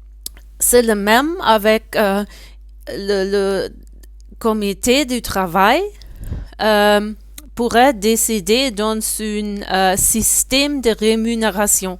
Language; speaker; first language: French; non-native, learner; German